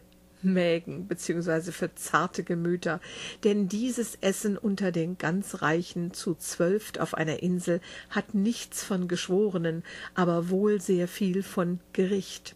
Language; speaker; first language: German; native; German